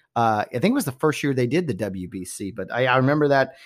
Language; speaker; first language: English; early bilingual, other home language; Dutch